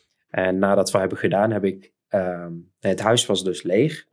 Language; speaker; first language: Dutch; non-native, fluent; Arabic